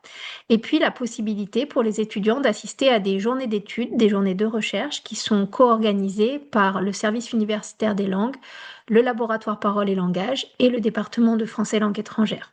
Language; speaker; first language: French; native; French